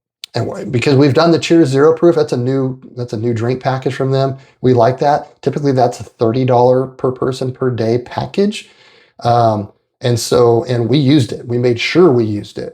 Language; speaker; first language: English; native; English